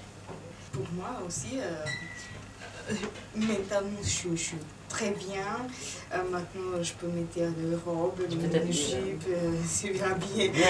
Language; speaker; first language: French; non-native, fluent; Serbian